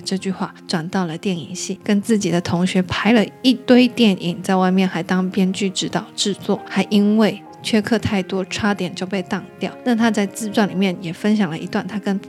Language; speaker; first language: Chinese; native; Chinese